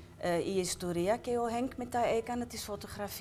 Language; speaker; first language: Greek; non-native, fluent; Dutch